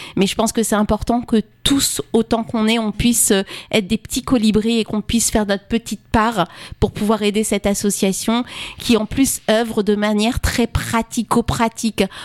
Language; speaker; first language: French; native; French